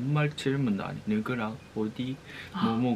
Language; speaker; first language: Korean; non-native, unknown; Japanese